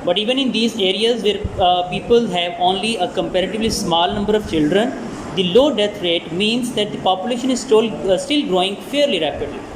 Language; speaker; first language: English; non-native, local second language; Urdu